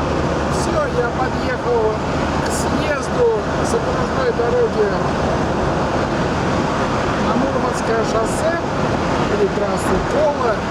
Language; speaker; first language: Russian; native; Russian